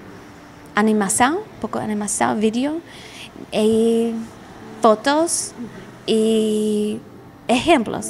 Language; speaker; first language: Portuguese; non-native, learner; English